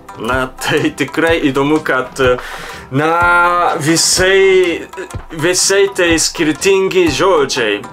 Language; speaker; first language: Lithuanian; non-native, fluent; Japanese